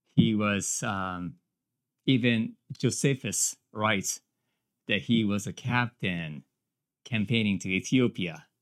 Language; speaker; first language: English; non-native, fluent; Japanese